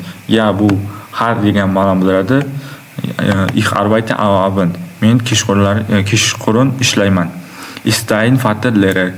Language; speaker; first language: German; non-native, learner; Uzbek